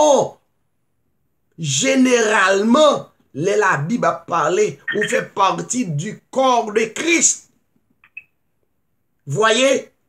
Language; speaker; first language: French; non-native, local second language; Haitian Creole